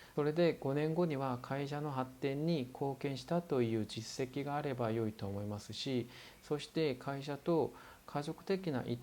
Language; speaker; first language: Japanese; non-native, fluent; Korean